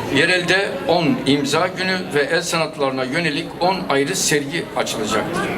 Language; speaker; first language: Turkish; native; Turkish